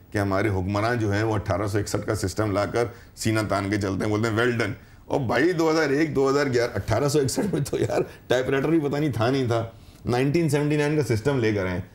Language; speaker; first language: Urdu; native; Urdu